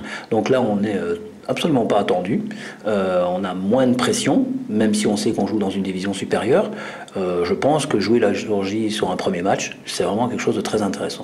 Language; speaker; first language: French; native; French